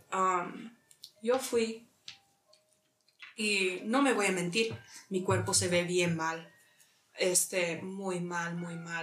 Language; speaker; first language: Spanish; early bilingual, heritage; English